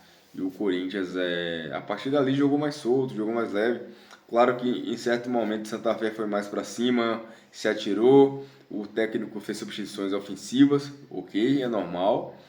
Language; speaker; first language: Portuguese; native; Portuguese